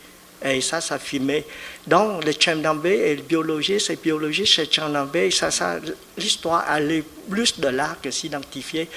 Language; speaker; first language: French; non-native, fluent; Vietnamese